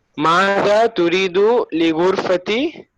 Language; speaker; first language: Arabic; non-native, learner; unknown